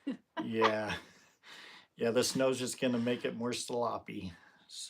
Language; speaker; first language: English; native; English